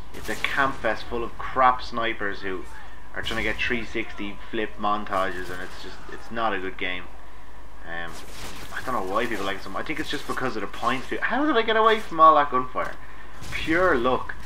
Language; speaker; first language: English; native; English